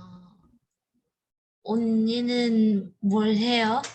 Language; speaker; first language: Korean; non-native, learner; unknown